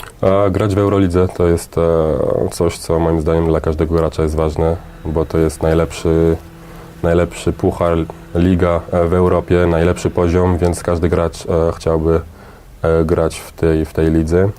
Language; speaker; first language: Polish; early bilingual, heritage; Polish